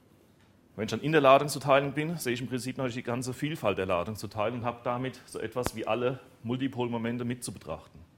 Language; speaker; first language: German; native; German